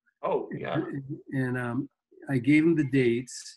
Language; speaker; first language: English; native; English